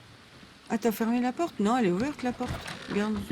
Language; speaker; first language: French; native; French